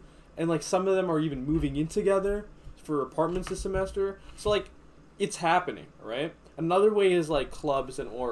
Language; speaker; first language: English; native; English